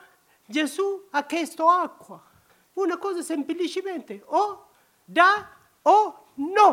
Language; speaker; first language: Italian; non-native, learner; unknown